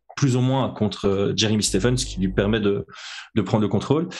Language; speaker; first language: French; native; French